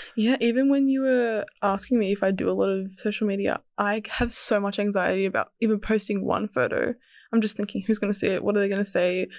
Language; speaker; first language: English; early bilingual, other home language; Serbian